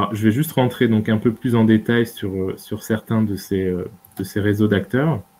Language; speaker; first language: French; native; French